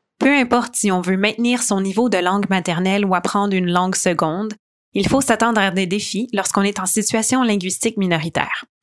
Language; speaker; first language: French; native; French